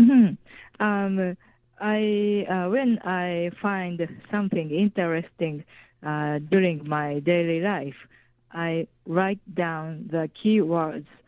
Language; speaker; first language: English; non-native, fluent; Japanese